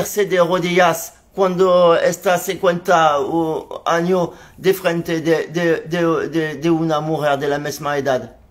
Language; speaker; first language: Spanish; non-native, learner; French